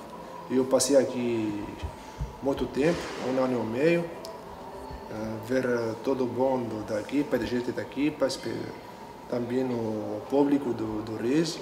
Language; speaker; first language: Portuguese; non-native, learner; Arabic